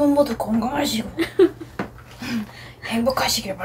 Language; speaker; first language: Korean; non-native, fluent; Japanese